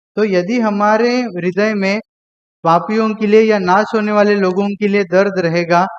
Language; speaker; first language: Hindi; non-native, local second language; Marathi